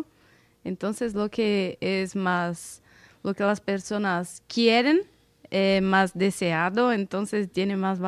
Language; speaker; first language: Spanish; non-native, fluent; Portuguese